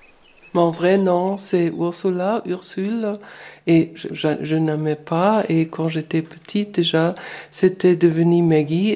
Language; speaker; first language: French; non-native, fluent; German